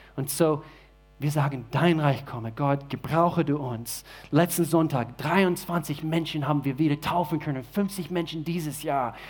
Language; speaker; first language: German; non-native, fluent; English